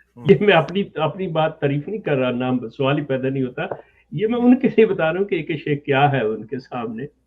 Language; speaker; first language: Urdu; non-native, local second language; Punjabi